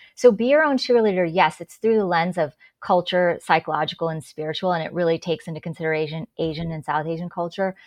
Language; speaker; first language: English; native; English